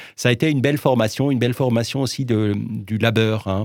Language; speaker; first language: French; native; French